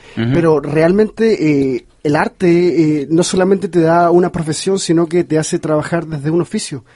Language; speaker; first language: Spanish; native; Spanish